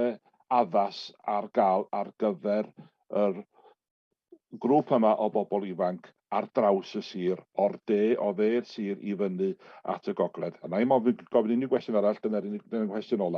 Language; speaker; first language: Welsh; native; Welsh